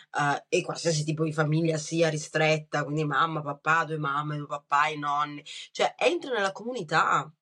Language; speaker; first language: Italian; early bilingual, other home language; Kinyarwanda